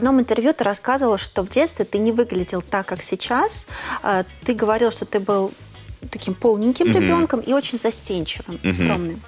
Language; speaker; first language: Russian; native; Russian